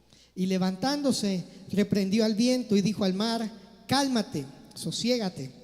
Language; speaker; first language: Spanish; native; Spanish